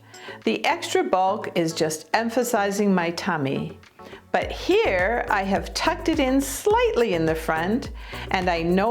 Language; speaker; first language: English; native; English